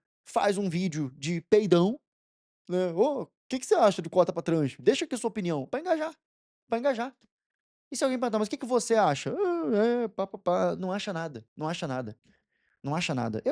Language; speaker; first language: Portuguese; native; Portuguese